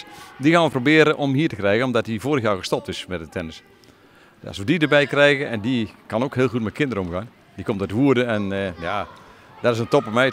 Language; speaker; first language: Dutch; native; Dutch